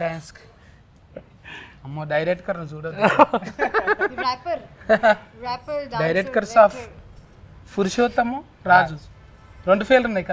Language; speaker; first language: Telugu; native; Telugu